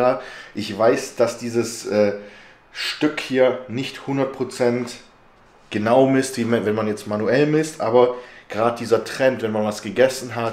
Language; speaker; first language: German; native; German